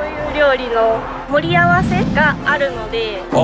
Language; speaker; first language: Japanese; native; Japanese